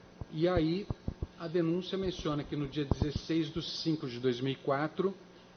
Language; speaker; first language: Portuguese; native; Portuguese